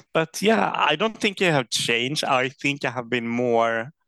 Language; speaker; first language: English; non-native, fluent; Swedish